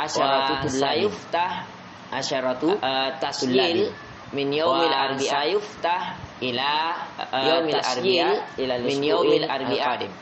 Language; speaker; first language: Arabic; non-native, fluent; Indonesian